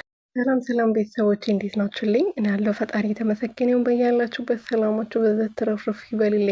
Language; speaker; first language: Amharic; native; Amharic